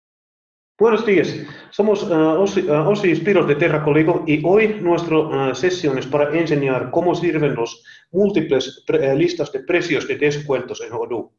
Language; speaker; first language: Spanish; non-native, learner; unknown